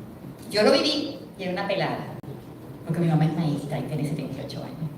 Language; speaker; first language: Spanish; native; Spanish